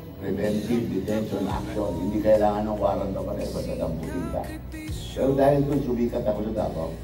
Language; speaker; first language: Filipino; non-native, local second language; Iloko